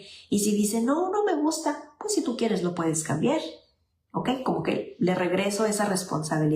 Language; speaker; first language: Spanish; native; Spanish